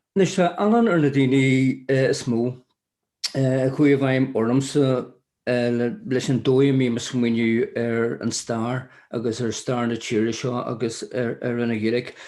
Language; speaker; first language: Irish; non-native, local second language; English